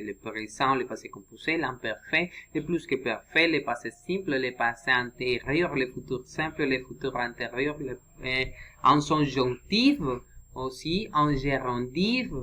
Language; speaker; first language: French; non-native, learner; Spanish